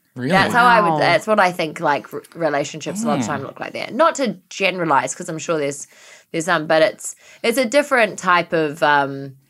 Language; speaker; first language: English; native; English